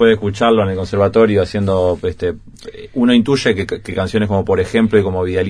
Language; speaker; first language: Spanish; native; Spanish